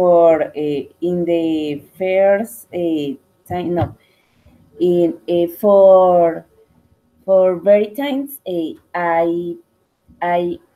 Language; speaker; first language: English; non-native, learner; Spanish